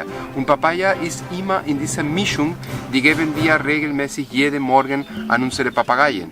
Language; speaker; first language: German; non-native, fluent; Spanish